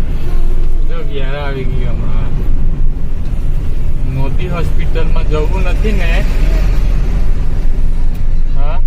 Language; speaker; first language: Gujarati; non-native, local second language; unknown